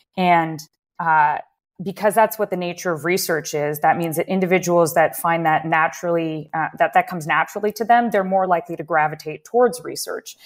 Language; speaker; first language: English; native; English